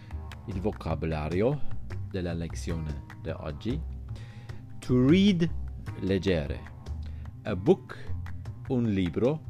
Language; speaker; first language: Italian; non-native, fluent; English